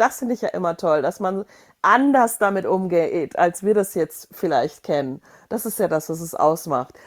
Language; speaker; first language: German; native; German